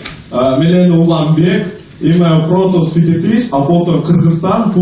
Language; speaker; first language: Greek; non-native, fluent; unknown